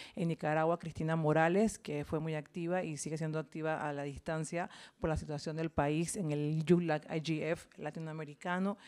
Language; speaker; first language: Spanish; native; Spanish